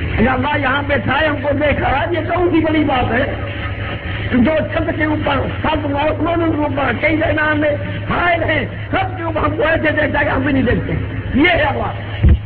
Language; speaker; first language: Urdu; non-native, local second language; Sindhi